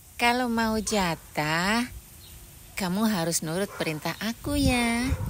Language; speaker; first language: Indonesian; non-native, local second language; Javanese